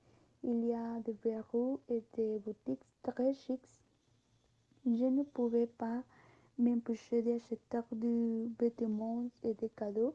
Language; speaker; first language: French; non-native, learner; Spanish